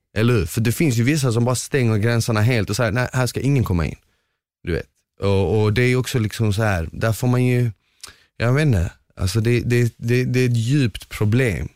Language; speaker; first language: Swedish; early bilingual, other home language; Bosnian